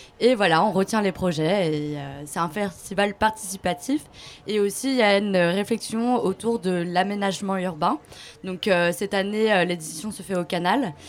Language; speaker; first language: French; native; French